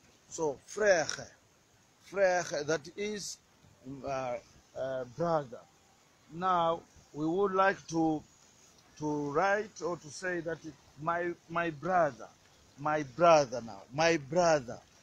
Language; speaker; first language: English; non-native, local second language; Swahili